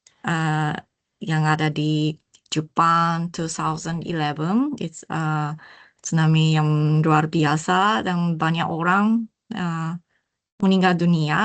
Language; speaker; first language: Indonesian; non-native, learner; Japanese